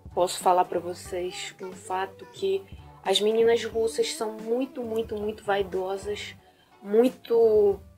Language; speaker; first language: Portuguese; non-native, fluent; Russian